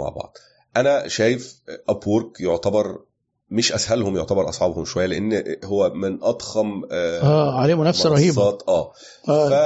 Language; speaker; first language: Arabic; native; Arabic